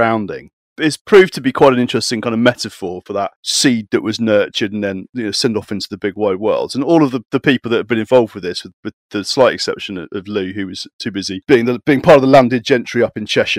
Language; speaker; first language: English; native; English